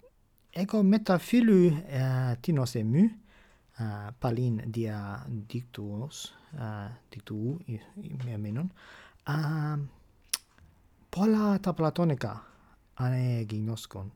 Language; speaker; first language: Greek; non-native, fluent; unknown